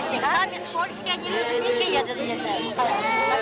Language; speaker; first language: Polish; non-native, local second language; Belarusian